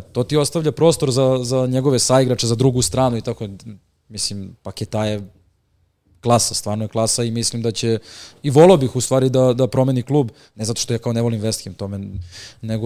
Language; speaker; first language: Serbian; native; Serbian